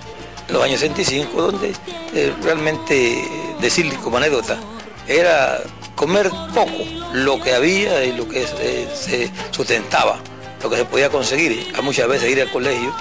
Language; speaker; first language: Spanish; native; Spanish